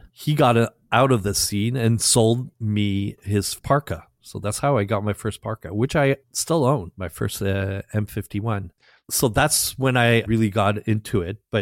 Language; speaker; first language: English; non-native, fluent; French